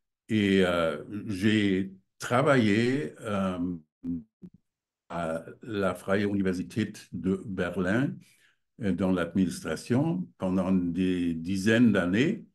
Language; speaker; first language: French; non-native, fluent; German